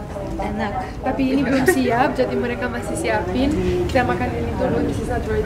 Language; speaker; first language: Indonesian; non-native, fluent; Romanian